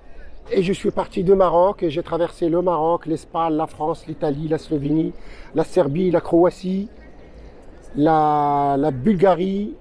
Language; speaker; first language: French; non-native, local second language; Arabic